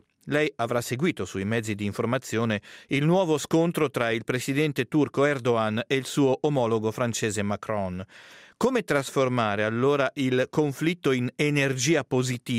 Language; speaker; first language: Italian; native; Italian